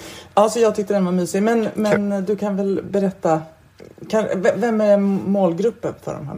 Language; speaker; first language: Swedish; native; Swedish